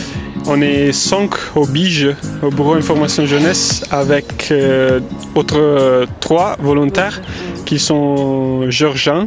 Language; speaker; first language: French; non-native, fluent; Italian